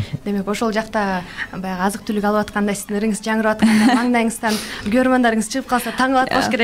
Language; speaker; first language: Kyrgyz; native; Kyrgyz